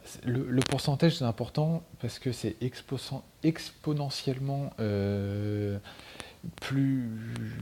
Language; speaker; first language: French; native; French